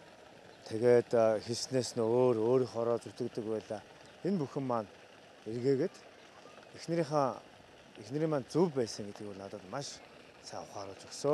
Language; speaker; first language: Mongolian; native; Mongolian